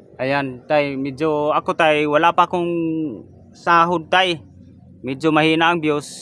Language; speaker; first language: Filipino; non-native, local second language; Cebuano